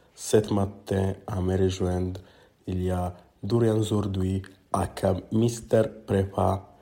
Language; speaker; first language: French; non-native, learner; English